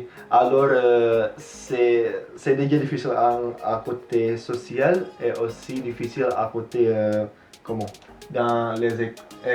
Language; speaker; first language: French; non-native, fluent; Indonesian